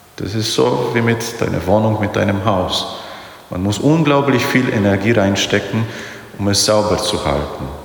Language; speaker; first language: German; non-native, fluent; Polish